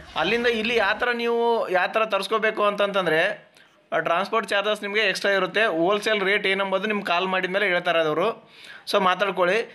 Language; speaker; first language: Kannada; native; Kannada